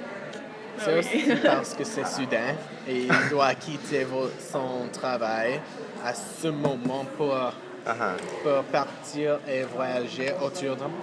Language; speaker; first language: French; non-native, fluent; English